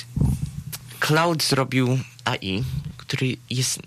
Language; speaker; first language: Polish; early bilingual, heritage; Polish